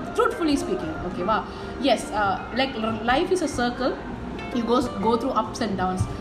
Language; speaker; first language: English; non-native, local second language; Tamil